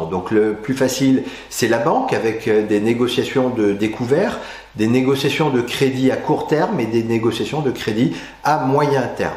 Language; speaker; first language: French; native; French